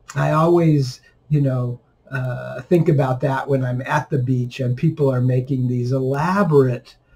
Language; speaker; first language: English; native; English